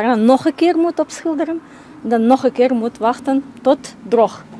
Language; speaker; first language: Dutch; non-native, learner; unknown